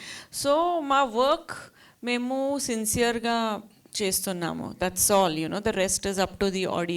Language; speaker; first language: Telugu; non-native, fluent; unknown